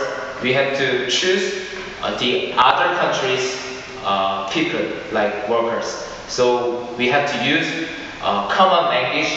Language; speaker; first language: English; non-native, learner; Korean